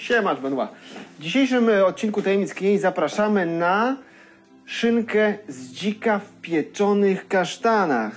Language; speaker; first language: Polish; native; Polish